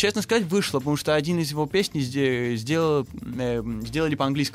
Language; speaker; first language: Russian; early bilingual, heritage; Russian